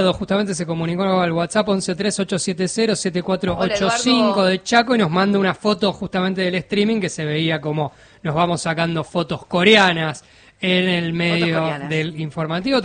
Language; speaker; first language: Spanish; native; Spanish